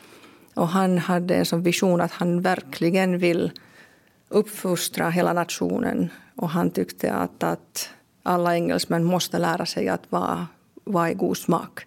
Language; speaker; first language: Swedish; non-native, local second language; Finnish